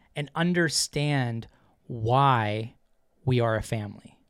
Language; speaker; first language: English; native; English